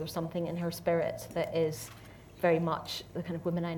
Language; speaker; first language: English; native; English